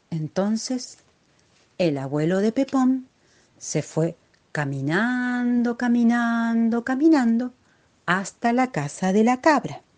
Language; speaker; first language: Spanish; native; Spanish